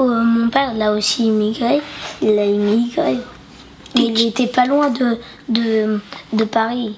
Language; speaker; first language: French; early bilingual, other home language; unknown